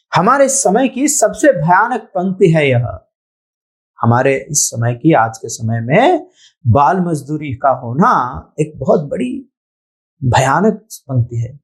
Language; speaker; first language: Hindi; non-native, local second language; Telugu